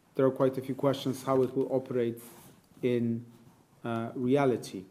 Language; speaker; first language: English; non-native, fluent; Polish